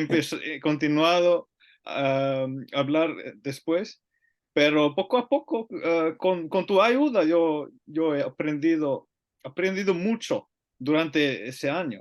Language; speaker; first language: Spanish; non-native, learner; Finnish